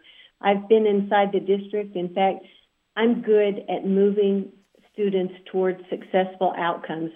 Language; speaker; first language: English; native; English